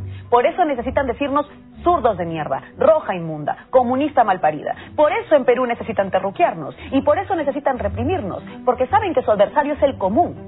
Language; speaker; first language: Spanish; native; Spanish